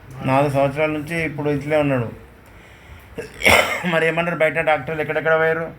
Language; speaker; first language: Telugu; native; Telugu